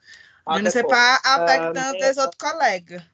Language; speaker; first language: French; non-native, learner; Portuguese